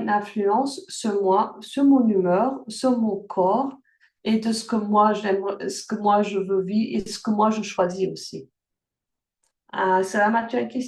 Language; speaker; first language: French; early bilingual, heritage; French